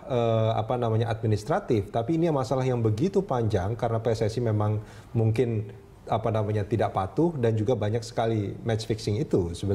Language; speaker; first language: Indonesian; native; Indonesian